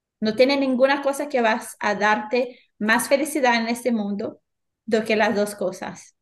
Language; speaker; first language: Spanish; non-native, fluent; Portuguese